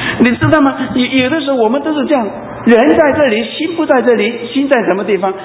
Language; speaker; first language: Chinese; non-native, local second language; Cantonese